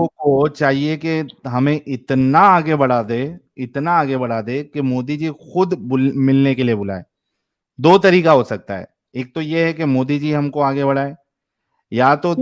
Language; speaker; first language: Hindi; native; Hindi